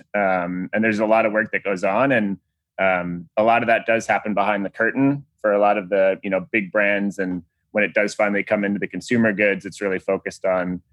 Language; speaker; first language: English; native; English